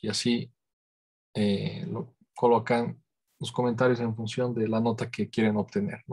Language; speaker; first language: Spanish; native; Spanish